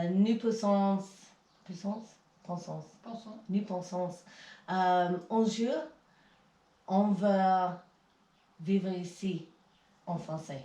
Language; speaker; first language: French; non-native, learner; English